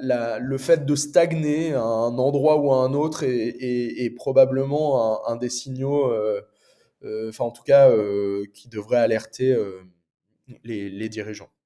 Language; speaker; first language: French; native; French